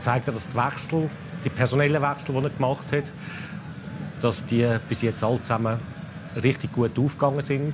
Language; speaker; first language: German; native; German